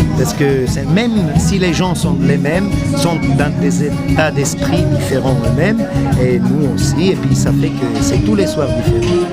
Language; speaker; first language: French; non-native, fluent; Italian